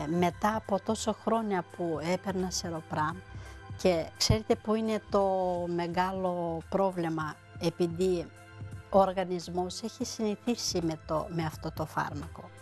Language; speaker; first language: Greek; non-native, fluent; Romanian